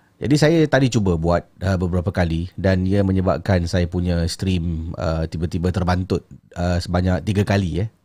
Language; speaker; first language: Malay; native; Malay